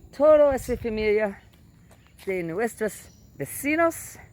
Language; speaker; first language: Spanish; non-native, learner; English